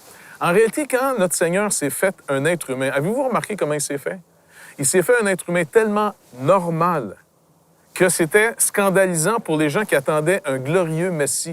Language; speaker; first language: French; native; French